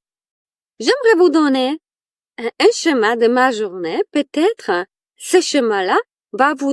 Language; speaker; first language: French; non-native, fluent; Polish